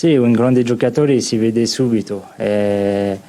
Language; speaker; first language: Italian; non-native, fluent; French